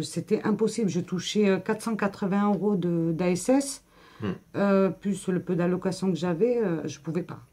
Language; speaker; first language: French; native; French